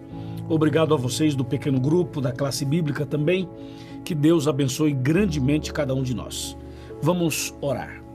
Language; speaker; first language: Portuguese; native; Portuguese